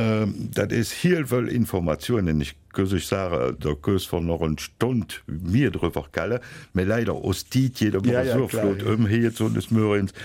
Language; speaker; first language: German; native; German